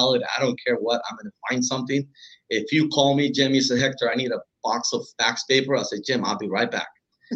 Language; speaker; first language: English; non-native, fluent; Spanish